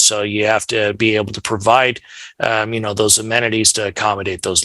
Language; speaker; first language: English; native; English